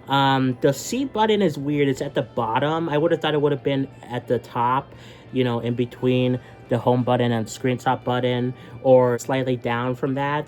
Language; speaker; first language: English; native; English